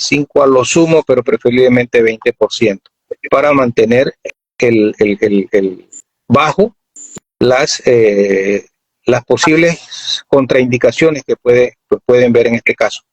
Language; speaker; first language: Spanish; native; Spanish